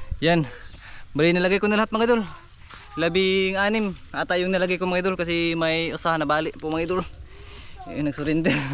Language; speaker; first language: Filipino; non-native, local second language; Cebuano